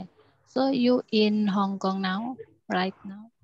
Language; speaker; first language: English; non-native, learner; Indonesian